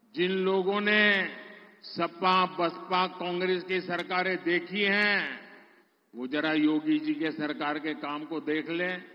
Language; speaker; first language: Hindi; non-native, local second language; Gujarati